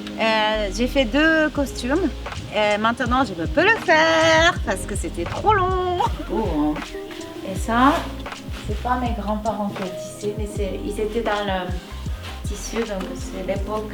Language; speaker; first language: French; non-native, fluent; Japanese